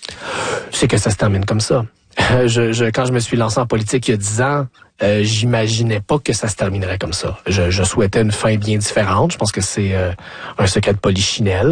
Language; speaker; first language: French; native; French